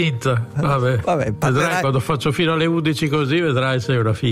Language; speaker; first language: Italian; native; Italian